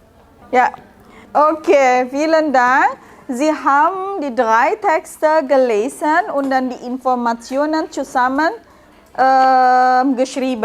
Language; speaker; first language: German; non-native, learner; Indonesian